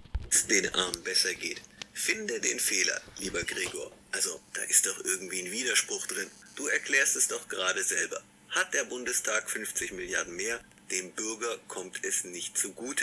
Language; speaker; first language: German; native; German